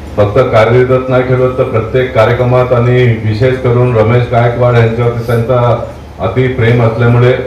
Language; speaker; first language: Marathi; native; Marathi